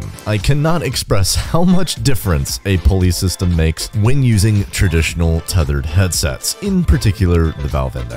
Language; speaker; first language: English; native; English